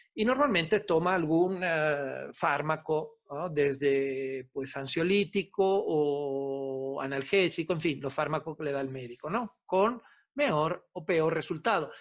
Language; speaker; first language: Spanish; non-native, fluent; Italian